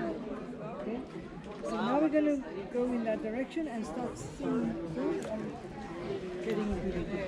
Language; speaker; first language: English; non-native, fluent; Hebrew